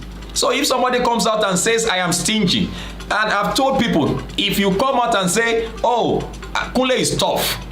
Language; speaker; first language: English; non-native, local second language; Yoruba